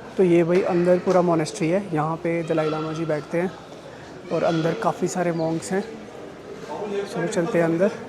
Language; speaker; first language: Hindi; native; Hindi